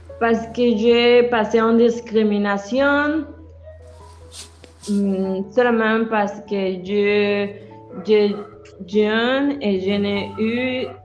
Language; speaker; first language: French; non-native, learner; Spanish